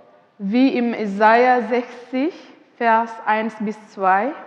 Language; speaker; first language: German; non-native, fluent; Indonesian